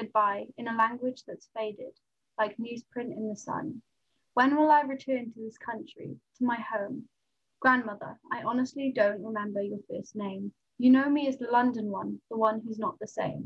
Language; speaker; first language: English; non-native, local second language; Nepali